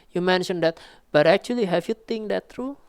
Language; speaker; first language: English; non-native, local second language; Indonesian